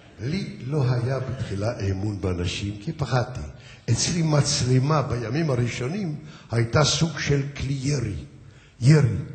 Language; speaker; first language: Hebrew; early bilingual, other home language; Yiddish